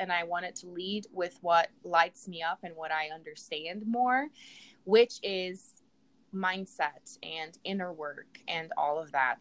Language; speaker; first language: English; non-native, fluent; Portuguese